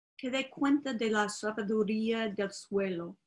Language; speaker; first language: Spanish; non-native, fluent; English